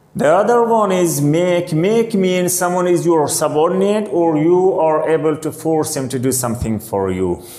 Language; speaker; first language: English; non-native, local second language; Hindi